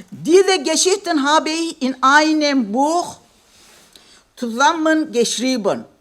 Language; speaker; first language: German; non-native, fluent; Kurdish